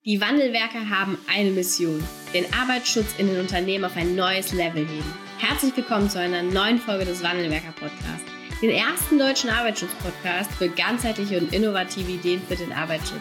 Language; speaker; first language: German; native; German